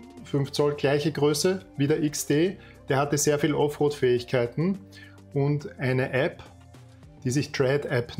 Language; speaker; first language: German; native; German